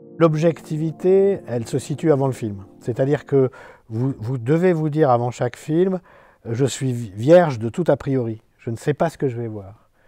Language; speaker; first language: French; native; French